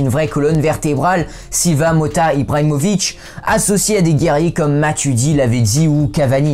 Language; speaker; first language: French; native; French